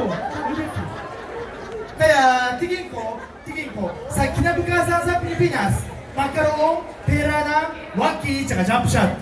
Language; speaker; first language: Filipino; non-native, fluent; Japanese